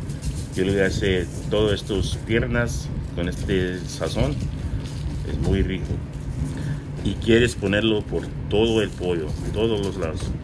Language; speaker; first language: Spanish; early bilingual, heritage; English